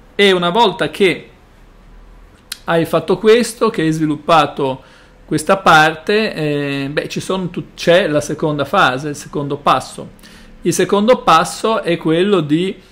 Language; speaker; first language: Italian; native; Italian